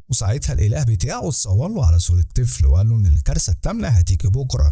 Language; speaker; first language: Arabic; native; Arabic